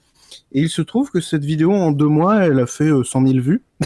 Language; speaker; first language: French; native; French